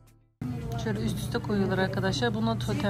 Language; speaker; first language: Turkish; native; Turkish